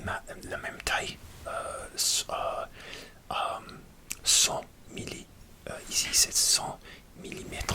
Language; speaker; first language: French; non-native, learner; English